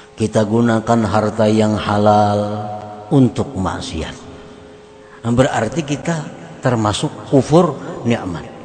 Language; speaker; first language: Indonesian; non-native, local second language; Banjar